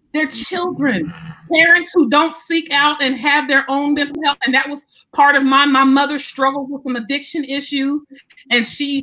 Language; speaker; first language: English; native; English